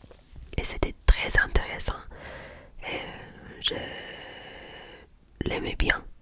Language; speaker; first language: French; non-native, learner; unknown